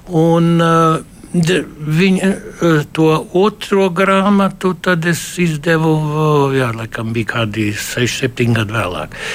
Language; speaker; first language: Latvian; early bilingual, heritage; Latvian